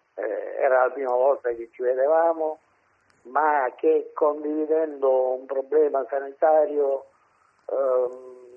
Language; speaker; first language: Italian; native; Italian